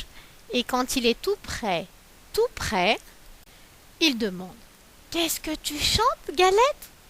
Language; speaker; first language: French; native; French